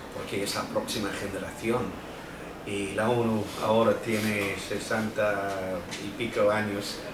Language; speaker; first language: Spanish; non-native, fluent; English